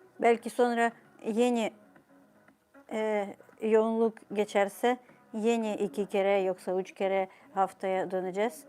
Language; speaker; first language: Turkish; non-native, fluent; Ukrainian